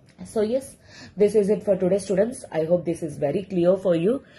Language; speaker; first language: English; non-native, local second language; Telugu